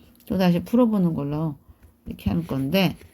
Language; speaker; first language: Korean; native; Korean